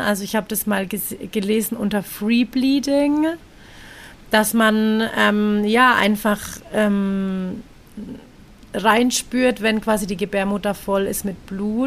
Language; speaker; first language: German; native; German